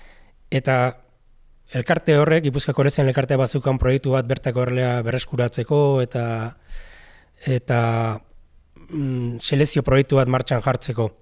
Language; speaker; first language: Basque; native; Basque